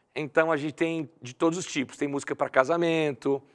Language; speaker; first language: Portuguese; native; Portuguese